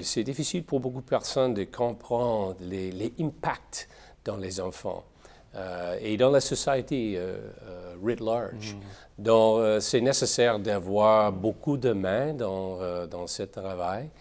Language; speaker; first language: French; non-native, learner; English